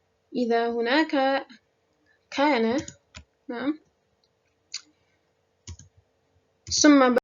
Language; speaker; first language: Arabic; non-native, fluent; Indonesian